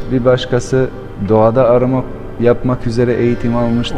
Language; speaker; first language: Turkish; non-native, fluent; Albanian